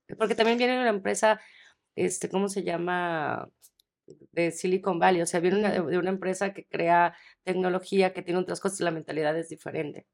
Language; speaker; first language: Spanish; native; Spanish